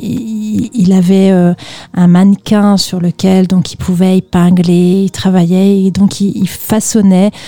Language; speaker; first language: French; native; French